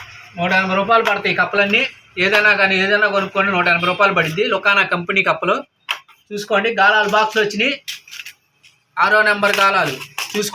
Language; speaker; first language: Telugu; native; Telugu